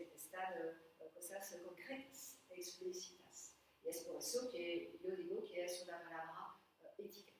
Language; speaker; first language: Spanish; non-native, learner; French